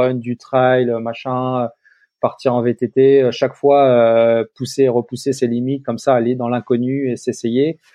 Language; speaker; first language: French; native; French